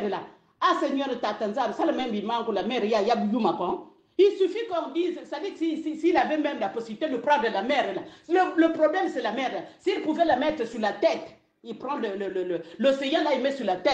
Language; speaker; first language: French; non-native, local second language; Lingala